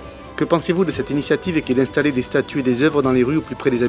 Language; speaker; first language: French; native; French